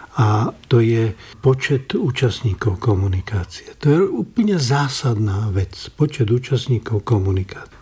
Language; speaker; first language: Slovak; native; Slovak